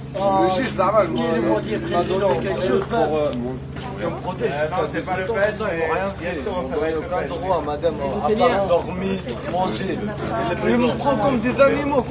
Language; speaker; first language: French; non-native, learner; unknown